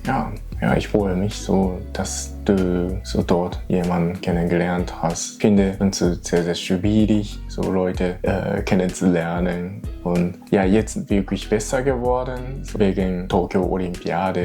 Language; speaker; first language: German; non-native, learner; Japanese